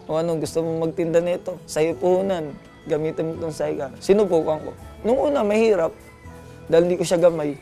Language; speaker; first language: Filipino; native; Filipino